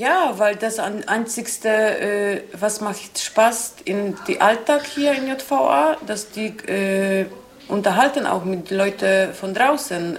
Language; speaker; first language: German; non-native, learner; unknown